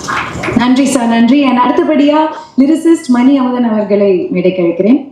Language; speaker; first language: Tamil; native; Tamil